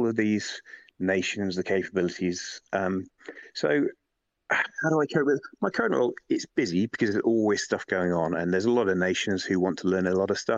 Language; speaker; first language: English; native; English